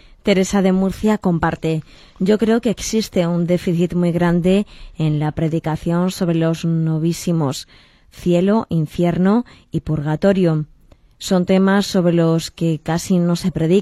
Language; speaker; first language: Spanish; native; Spanish